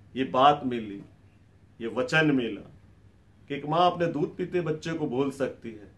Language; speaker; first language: Hindi; native; Hindi